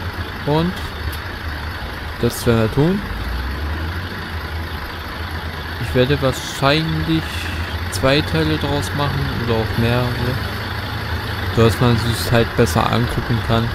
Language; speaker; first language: German; native; German